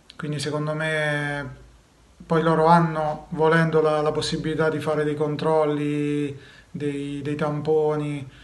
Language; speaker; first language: Italian; native; Italian